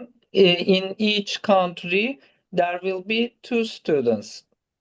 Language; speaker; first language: English; non-native, fluent; Turkish